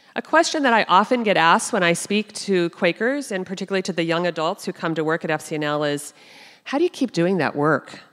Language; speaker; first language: English; native; English